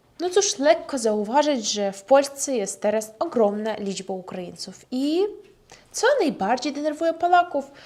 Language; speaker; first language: Polish; non-native, fluent; Ukrainian